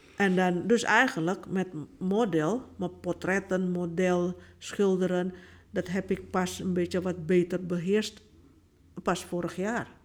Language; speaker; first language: Dutch; non-native, fluent; Indonesian